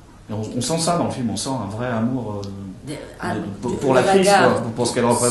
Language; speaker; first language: French; native; French